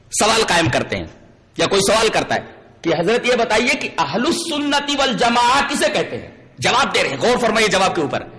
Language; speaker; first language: Urdu; native; Urdu